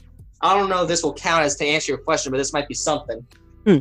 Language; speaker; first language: English; native; English